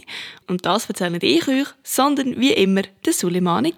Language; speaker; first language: German; native; German